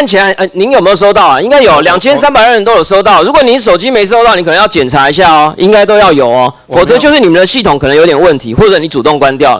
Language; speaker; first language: Chinese; native; Chinese